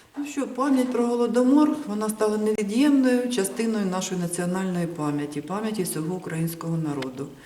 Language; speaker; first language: Ukrainian; native; Ukrainian